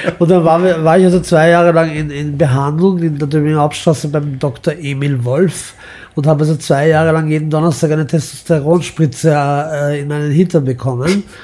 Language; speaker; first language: German; early bilingual, other home language; Croatian